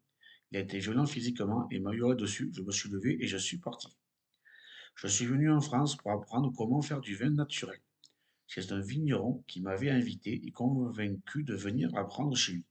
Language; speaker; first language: French; native; French